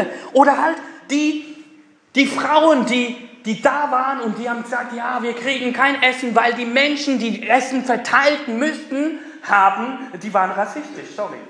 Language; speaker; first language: German; non-native, fluent; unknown